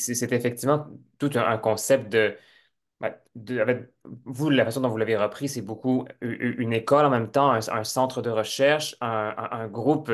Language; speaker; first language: French; native; French